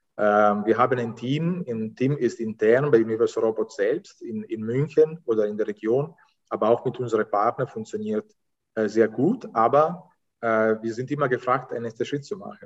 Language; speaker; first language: German; non-native, fluent; Italian